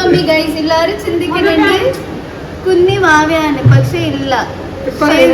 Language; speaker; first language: Malayalam; non-native, learner; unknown